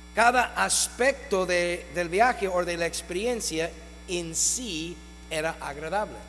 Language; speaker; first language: Spanish; non-native, fluent; English